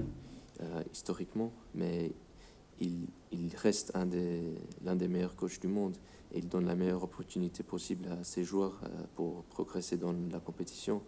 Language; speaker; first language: French; non-native, fluent; English